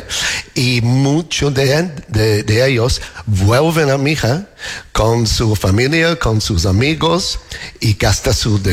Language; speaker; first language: Spanish; non-native, fluent; English